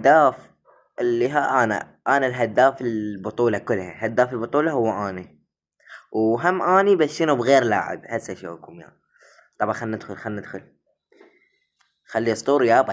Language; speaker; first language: Arabic; native; Arabic